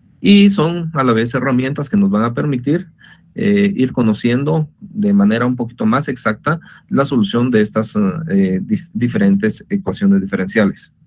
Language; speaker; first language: Spanish; native; Spanish